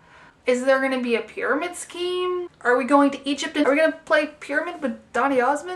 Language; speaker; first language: English; native; English